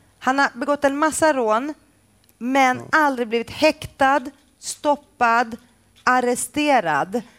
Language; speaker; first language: Swedish; native; Swedish